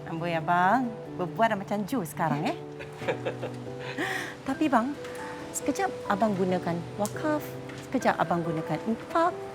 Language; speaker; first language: Malay; native; Malay